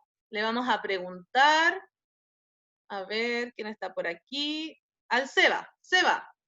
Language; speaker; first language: Spanish; native; Spanish